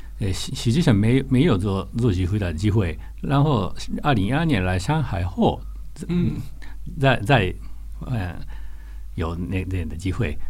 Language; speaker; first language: Chinese; non-native, learner; Japanese